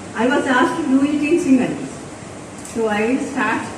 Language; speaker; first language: English; non-native, local second language; Sinhala